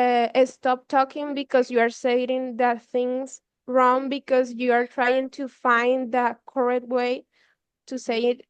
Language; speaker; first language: English; non-native, learner; Spanish